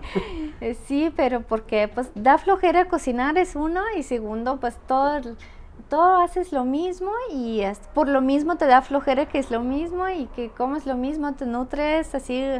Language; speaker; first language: Spanish; non-native, fluent; Russian